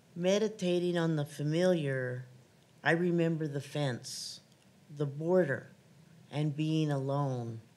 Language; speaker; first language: English; native; English